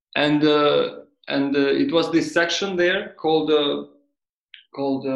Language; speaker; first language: English; non-native, fluent; Albanian